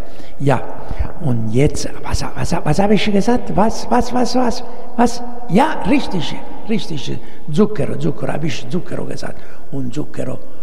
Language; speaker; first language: German; non-native, learner; Italian